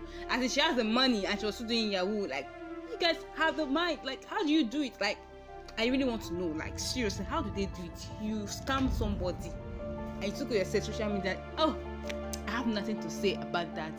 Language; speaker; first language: English; non-native, local second language; Igbo